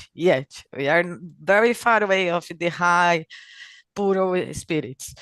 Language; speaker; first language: English; non-native, fluent; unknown